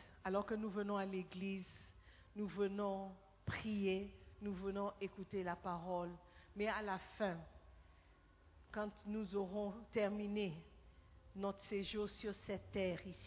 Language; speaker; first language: French; non-native, fluent; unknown